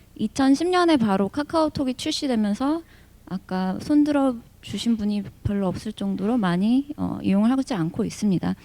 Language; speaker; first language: Korean; early bilingual, heritage; Korean